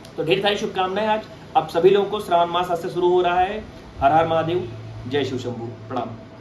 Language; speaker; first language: Hindi; native; Hindi